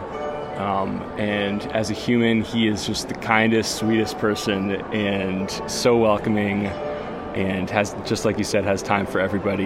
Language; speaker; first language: English; native; English